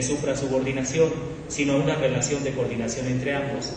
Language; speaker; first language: Spanish; native; Spanish